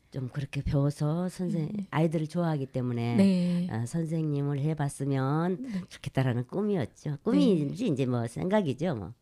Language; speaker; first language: Korean; native; Korean